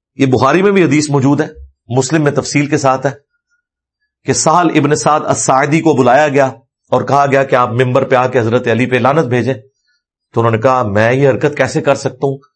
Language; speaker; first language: Urdu; non-native, local second language; Punjabi